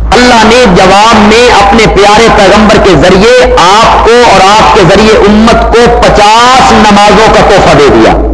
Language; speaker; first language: Urdu; non-native, local second language; Punjabi